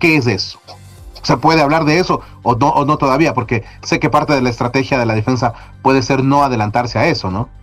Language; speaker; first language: Spanish; native; Spanish